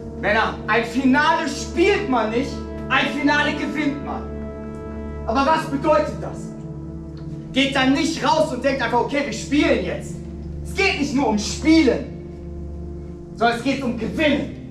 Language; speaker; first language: German; native; German